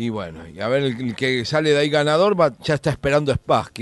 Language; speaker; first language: Spanish; native; Spanish